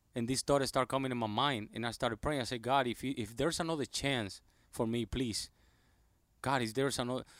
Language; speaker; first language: English; non-native, fluent; Spanish